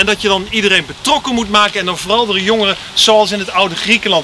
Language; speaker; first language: Dutch; native; Dutch